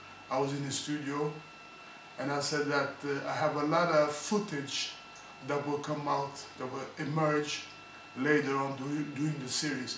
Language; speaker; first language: English; non-native, fluent; Swedish